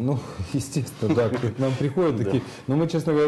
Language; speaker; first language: Russian; native; Russian